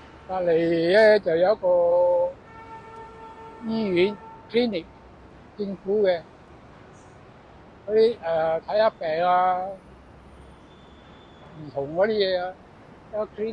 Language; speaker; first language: Cantonese; native; Cantonese